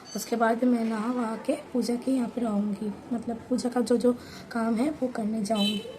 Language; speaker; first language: Hindi; non-native, local second language; Bangla